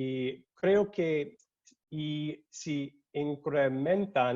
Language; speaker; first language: Spanish; non-native, learner; English